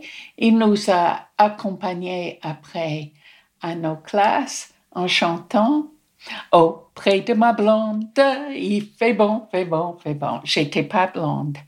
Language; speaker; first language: French; non-native, fluent; English